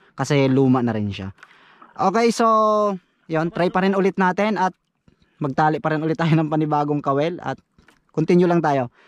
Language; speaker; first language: Filipino; non-native, local second language; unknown